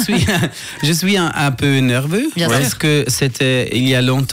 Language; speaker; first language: French; non-native, local second language; German